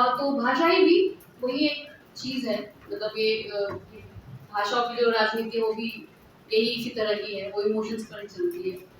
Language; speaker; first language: Hindi; native; Hindi